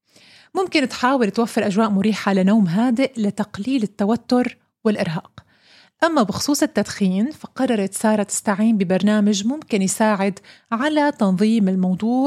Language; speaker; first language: Arabic; native; Arabic